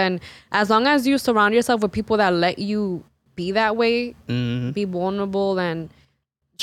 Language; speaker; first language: English; native; English